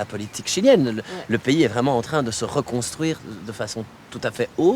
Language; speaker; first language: French; native; French